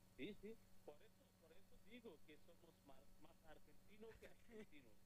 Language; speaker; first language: Spanish; non-native, learner; Bangla